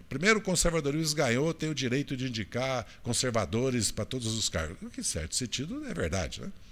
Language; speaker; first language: Portuguese; native; Portuguese